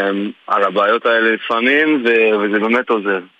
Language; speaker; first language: Hebrew; non-native, fluent; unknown